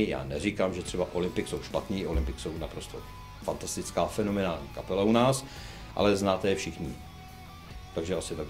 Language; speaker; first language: Czech; native; Czech